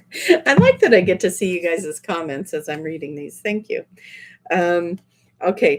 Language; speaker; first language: English; native; English